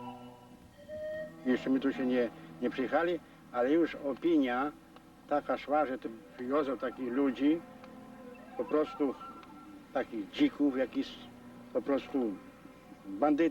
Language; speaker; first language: Polish; non-native, local second language; Rusyn